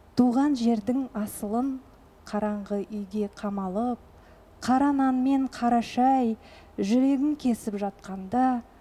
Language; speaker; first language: Kazakh; non-native, local second language; Russian